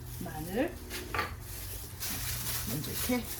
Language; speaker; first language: Korean; native; Korean